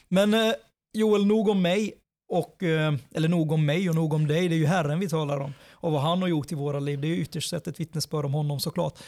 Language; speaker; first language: Swedish; early bilingual, other home language; Persian